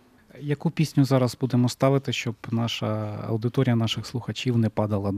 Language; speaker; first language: Ukrainian; native; Ukrainian